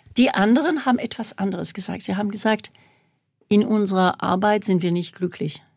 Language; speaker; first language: German; non-native, fluent; French